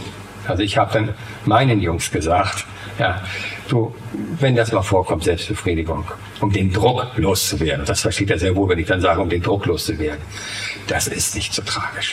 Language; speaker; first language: German; native; German